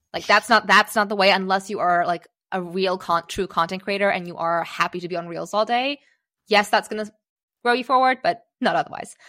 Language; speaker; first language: English; early bilingual, other home language; Czech